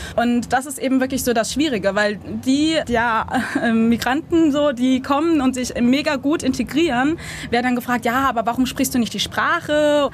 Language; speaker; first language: German; native; German